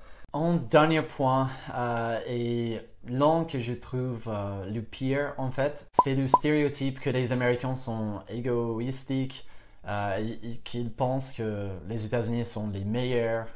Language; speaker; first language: French; non-native, fluent; English